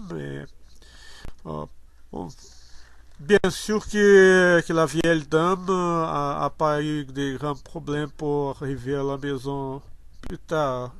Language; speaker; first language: French; non-native, learner; Portuguese